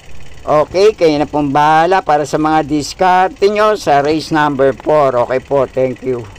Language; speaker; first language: Filipino; native; Filipino